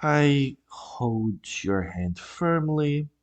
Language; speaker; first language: English; non-native, fluent; Portuguese